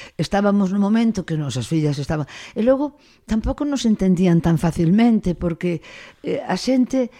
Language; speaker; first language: Galician; non-native, local second language; Spanish